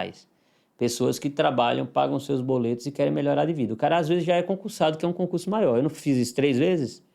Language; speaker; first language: Portuguese; native; Portuguese